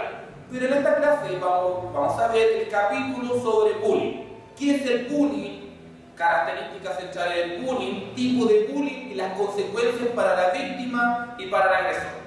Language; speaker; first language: Spanish; native; Spanish